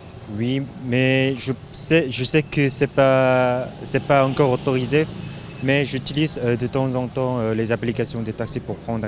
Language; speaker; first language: French; non-native, local second language; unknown